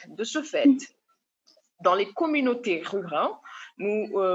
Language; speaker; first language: French; non-native, local second language; Comorian